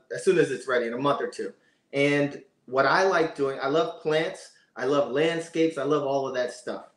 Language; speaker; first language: English; native; English